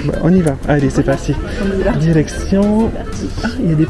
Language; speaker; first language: French; native; French